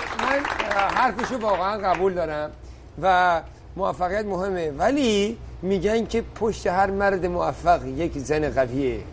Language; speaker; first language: Persian; early bilingual, heritage; Persian